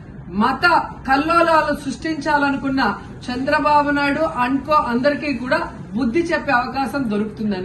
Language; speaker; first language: Telugu; native; Telugu